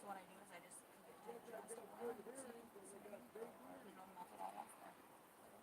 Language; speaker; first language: English; native; English